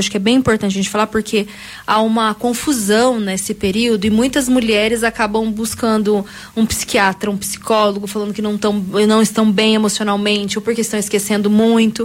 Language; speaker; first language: Portuguese; native; Portuguese